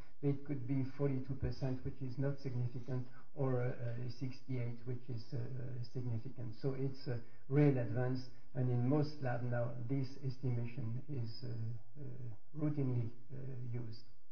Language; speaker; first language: English; non-native, fluent; French